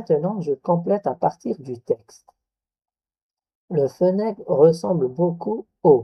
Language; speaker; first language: French; non-native, local second language; Arabic